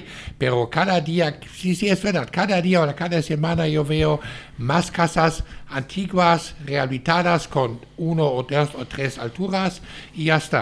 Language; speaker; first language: Spanish; non-native, fluent; German